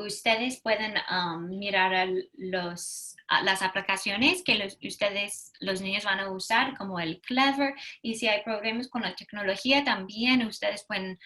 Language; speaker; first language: Spanish; non-native, fluent; English